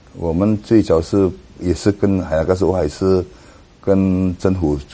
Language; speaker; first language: Chinese; non-native, learner; Indonesian